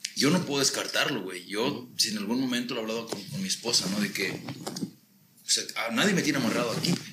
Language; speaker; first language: Spanish; early bilingual, heritage; Spanish